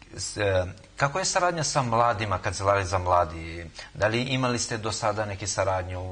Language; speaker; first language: Serbian; non-native, local second language; Albanian